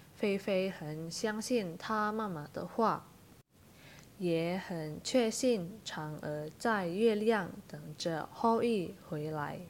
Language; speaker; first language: Chinese; non-native, fluent; Indonesian